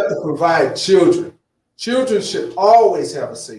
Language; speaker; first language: English; native; English